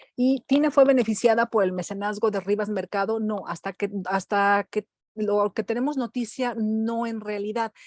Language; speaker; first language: Spanish; native; Spanish